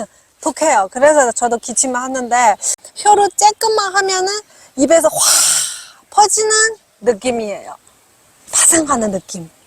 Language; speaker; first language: Korean; non-native, fluent; Chinese